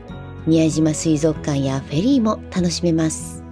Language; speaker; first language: Japanese; native; Japanese